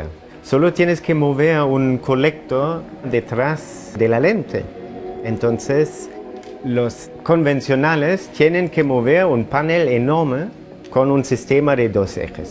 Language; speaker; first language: Spanish; non-native, fluent; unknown